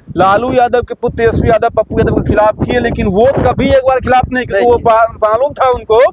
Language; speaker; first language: Hindi; native; Hindi